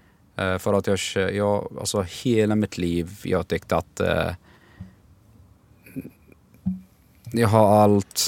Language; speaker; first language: Swedish; non-native, learner; Arabic